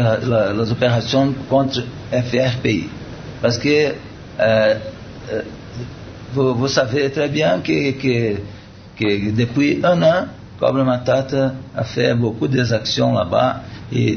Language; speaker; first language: French; non-native, learner; Portuguese